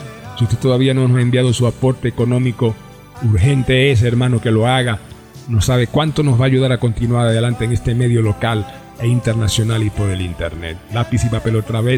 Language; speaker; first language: Spanish; native; Spanish